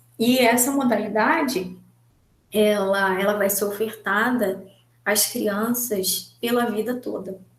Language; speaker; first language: Portuguese; native; Portuguese